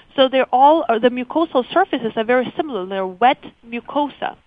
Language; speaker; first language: English; early bilingual, other home language; Lithuanian